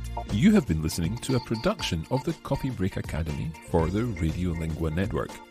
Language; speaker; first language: English; native; English